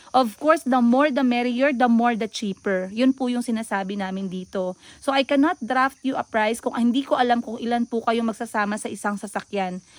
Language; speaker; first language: Filipino; non-native, local second language; Cebuano